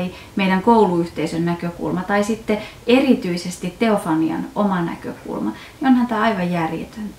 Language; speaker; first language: Finnish; native; Finnish